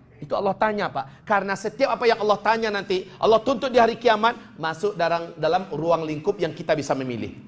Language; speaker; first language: Indonesian; non-native, local second language; Minangkabau